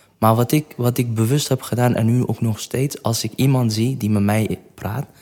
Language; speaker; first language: Dutch; non-native, fluent; Kurdish